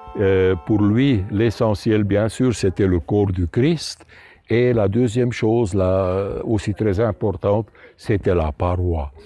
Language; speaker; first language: French; native; French